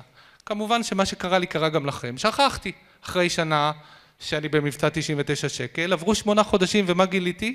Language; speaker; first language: Hebrew; native; Hebrew